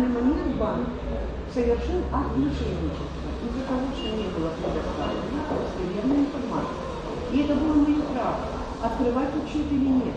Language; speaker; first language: Russian; native; Russian